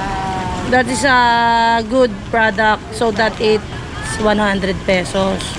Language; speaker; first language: English; non-native, local second language; Filipino